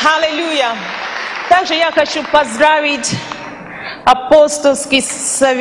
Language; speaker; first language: Russian; non-native, fluent; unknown